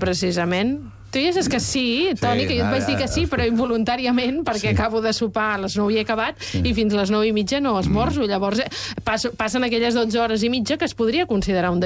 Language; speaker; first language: Catalan; native; Catalan